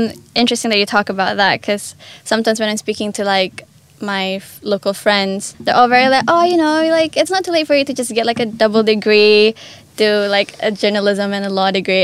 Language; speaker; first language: English; non-native, local second language; Malay